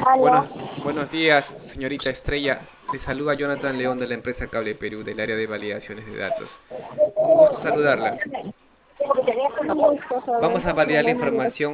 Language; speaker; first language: Spanish; native; Spanish